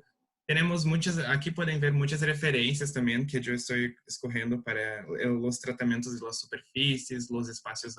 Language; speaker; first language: Spanish; non-native, learner; Portuguese